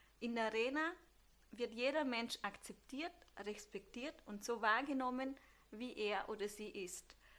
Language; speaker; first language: German; early bilingual, other home language; Turkish